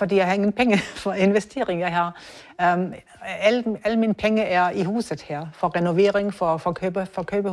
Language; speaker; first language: Danish; non-native, learner; German